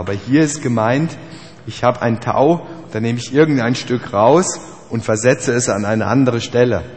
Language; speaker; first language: German; native; German